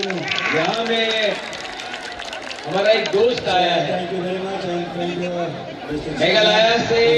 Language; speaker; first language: Hindi; non-native, local second language; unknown